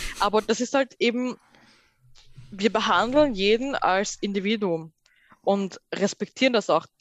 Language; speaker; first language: German; early bilingual, other home language; Persian